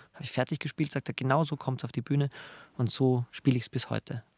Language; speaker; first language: German; native; German